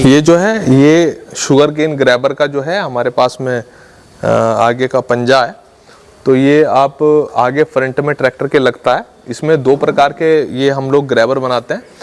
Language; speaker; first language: Hindi; native; Hindi